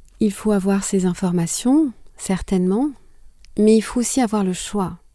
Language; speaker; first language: French; non-native, local second language; Kinyarwanda